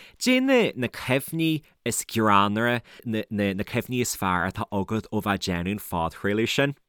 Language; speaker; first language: Irish; native; Irish